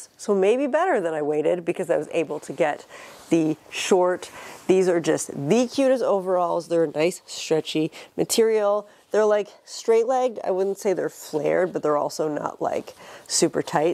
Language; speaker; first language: English; native; English